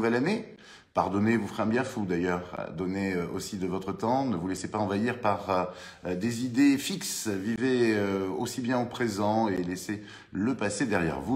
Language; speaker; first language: French; native; French